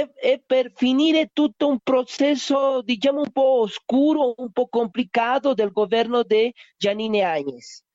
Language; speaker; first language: Italian; non-native, learner; Spanish